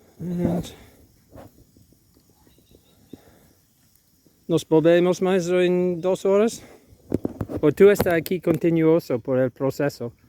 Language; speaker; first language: Spanish; non-native, learner; English